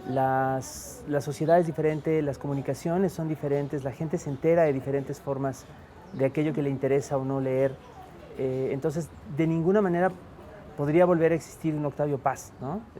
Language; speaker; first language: Spanish; native; Spanish